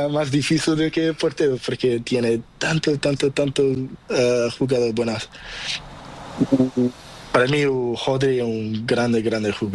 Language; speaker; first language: Spanish; non-native, learner; Portuguese